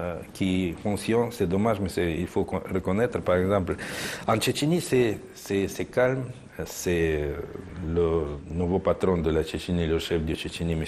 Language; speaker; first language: French; non-native, fluent; Russian